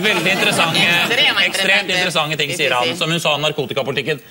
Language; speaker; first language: Norwegian; native; Norwegian